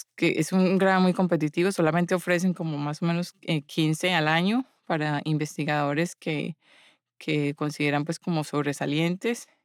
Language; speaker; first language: Spanish; native; Spanish